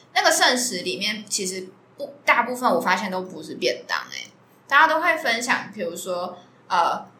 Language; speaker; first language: Chinese; native; Chinese